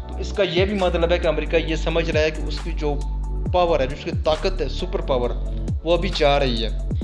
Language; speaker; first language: Hindi; non-native, local second language; Punjabi